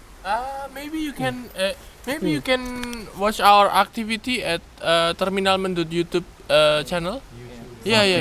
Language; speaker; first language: English; non-native, fluent; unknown